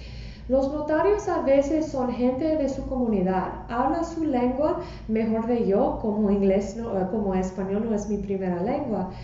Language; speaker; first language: Spanish; non-native, fluent; English